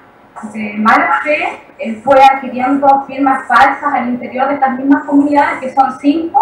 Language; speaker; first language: Spanish; native; Spanish